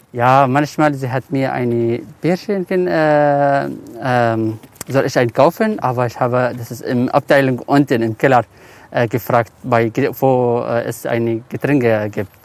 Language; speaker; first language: German; non-native, learner; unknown